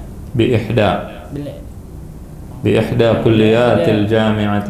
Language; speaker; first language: Arabic; non-native, fluent; Indonesian